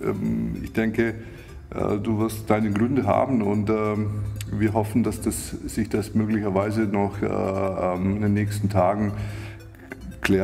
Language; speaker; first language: German; native; German